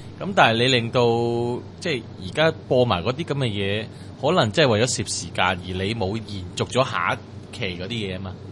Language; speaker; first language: Chinese; non-native, local second language; Cantonese